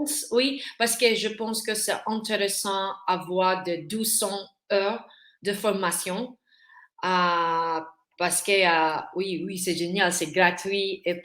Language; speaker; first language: French; non-native, learner; Filipino